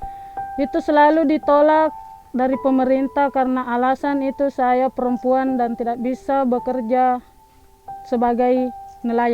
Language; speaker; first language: Indonesian; non-native, local second language; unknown